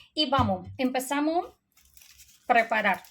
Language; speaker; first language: Spanish; non-native, learner; Ukrainian